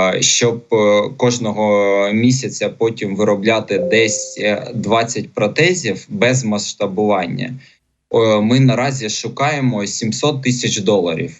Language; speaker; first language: Ukrainian; non-native, local second language; Russian